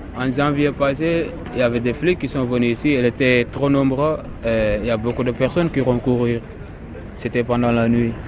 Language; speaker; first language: French; non-native, local second language; Wolof